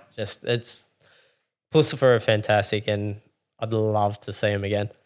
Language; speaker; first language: English; native; English